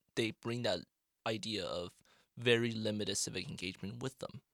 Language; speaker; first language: English; non-native, fluent; Chinese